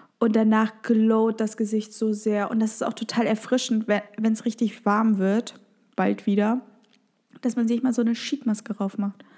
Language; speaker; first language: German; native; German